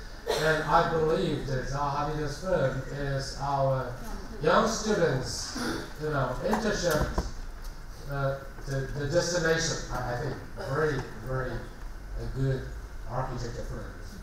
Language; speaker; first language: English; non-native, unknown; Chinese